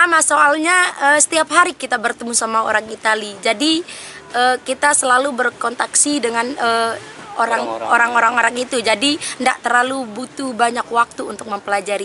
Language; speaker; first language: Indonesian; non-native, local second language; Sasak